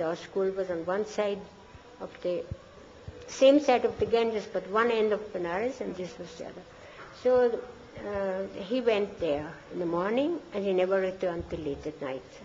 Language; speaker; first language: English; non-native, fluent; German